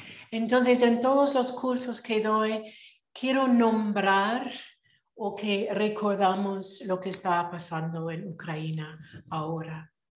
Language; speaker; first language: Spanish; non-native, fluent; English